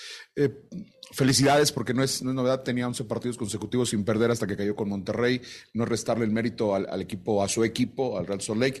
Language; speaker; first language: Spanish; native; Spanish